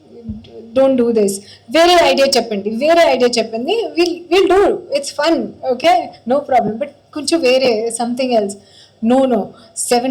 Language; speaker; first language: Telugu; non-native, learner; Hindi